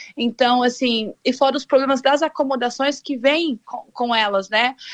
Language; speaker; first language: Portuguese; native; Portuguese